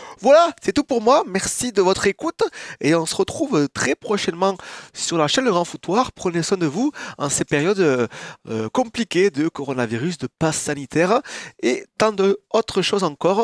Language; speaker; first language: French; native; French